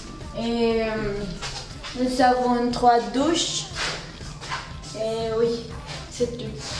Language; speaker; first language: French; non-native, learner; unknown